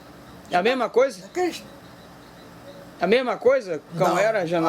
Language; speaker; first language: Portuguese; native; Portuguese